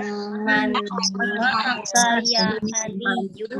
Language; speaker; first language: Arabic; non-native, learner; Indonesian